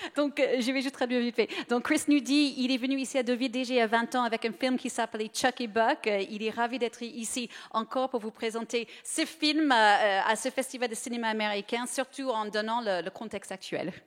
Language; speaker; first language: French; native; French